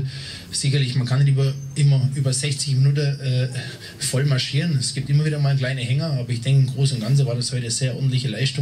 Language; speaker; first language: German; native; German